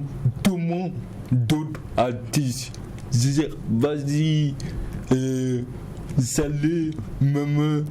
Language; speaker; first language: French; non-native, learner; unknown